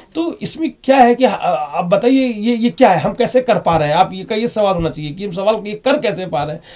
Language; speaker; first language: Hindi; native; Hindi